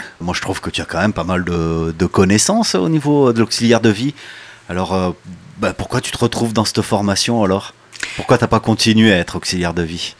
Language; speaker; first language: French; native; French